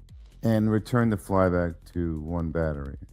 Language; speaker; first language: English; native; English